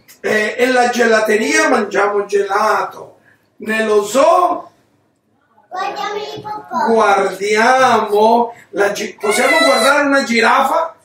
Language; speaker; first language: Italian; non-native, learner; Spanish